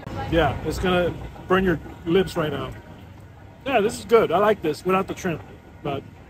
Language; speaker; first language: English; early bilingual, other home language; Spanish